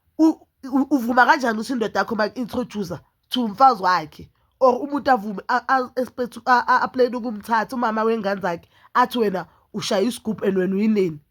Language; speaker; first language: Zulu; native; Zulu